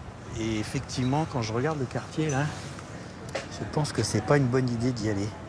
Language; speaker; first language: French; native; French